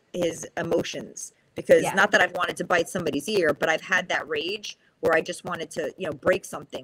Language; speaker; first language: English; native; English